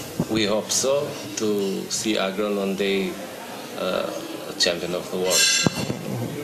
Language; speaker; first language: English; non-native, learner; Albanian